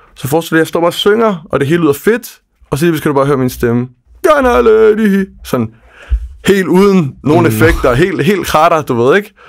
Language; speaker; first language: Danish; native; Danish